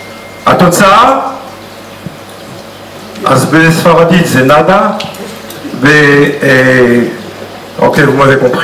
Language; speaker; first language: Hebrew; non-native, fluent; French